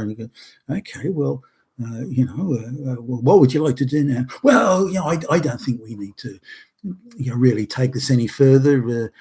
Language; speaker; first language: English; native; English